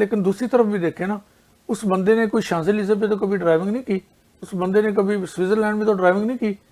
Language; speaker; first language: Urdu; non-native, local second language; Punjabi